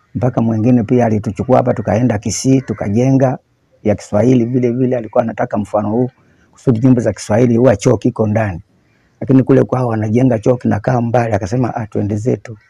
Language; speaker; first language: Swahili; non-native, local second language; Luyia